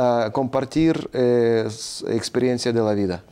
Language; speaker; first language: Spanish; non-native, fluent; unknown